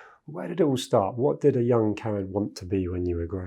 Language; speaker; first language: English; native; English